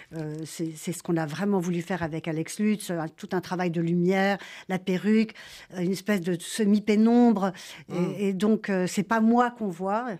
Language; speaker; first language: French; native; French